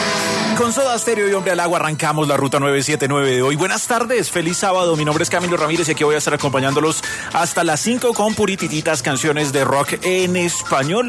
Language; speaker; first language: Spanish; native; Spanish